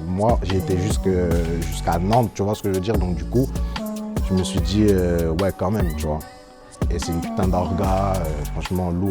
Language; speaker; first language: French; native; French